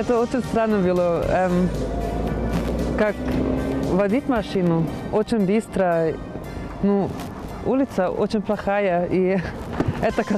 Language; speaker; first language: Russian; non-native, learner; Serbian